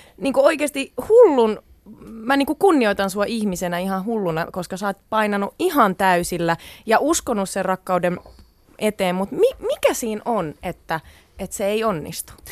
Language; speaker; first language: Finnish; early bilingual, other home language; Sinhala